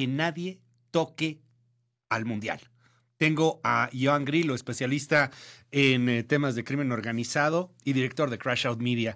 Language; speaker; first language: Spanish; native; Spanish